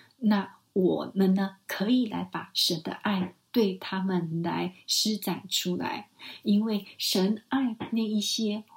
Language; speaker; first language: Chinese; non-native, fluent; Spanish